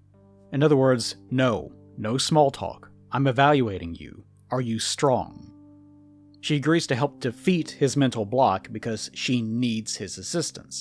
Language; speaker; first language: English; native; English